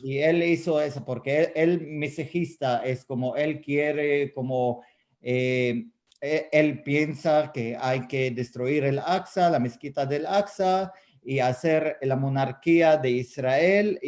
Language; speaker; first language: Spanish; non-native, fluent; Arabic